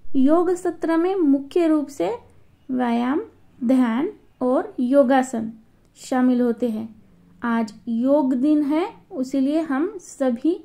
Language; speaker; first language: Hindi; non-native, local second language; Marathi